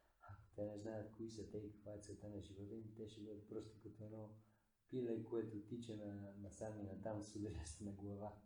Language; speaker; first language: Bulgarian; native; Bulgarian